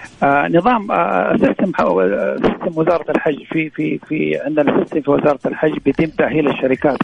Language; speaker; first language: Arabic; native; Arabic